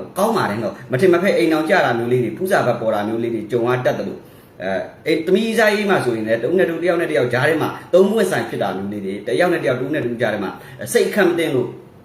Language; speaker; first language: Burmese; native; Burmese